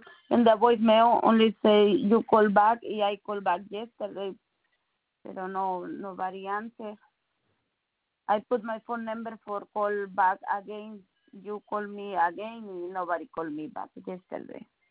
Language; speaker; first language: English; non-native, learner; Spanish